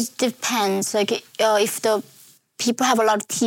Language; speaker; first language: English; non-native, fluent; Korean